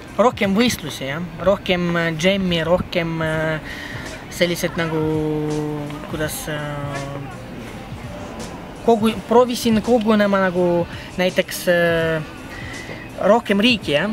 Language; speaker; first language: Estonian; non-native, local second language; Russian